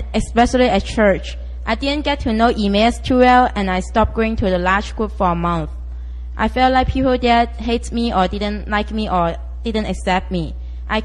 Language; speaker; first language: English; non-native, local second language; Cantonese